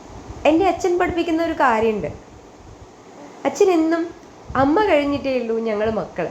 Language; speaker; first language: Malayalam; native; Malayalam